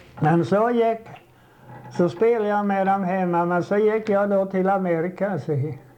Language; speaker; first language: Swedish; native; Swedish